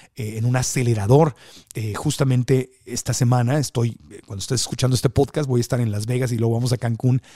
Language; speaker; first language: Spanish; native; Spanish